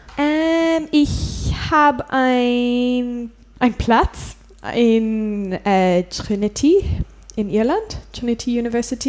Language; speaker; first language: German; non-native, learner; English